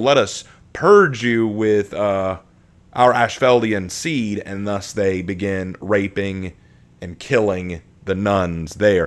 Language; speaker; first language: English; native; English